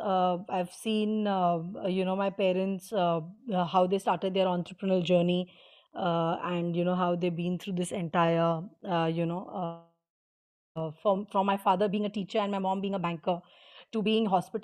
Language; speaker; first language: English; non-native, local second language; Marathi